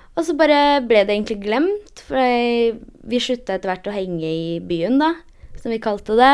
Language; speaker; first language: Norwegian; early bilingual, other home language; Polish